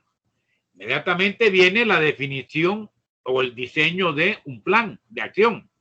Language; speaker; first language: Spanish; native; Spanish